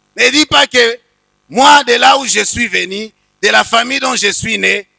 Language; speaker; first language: French; non-native, local second language; Swahili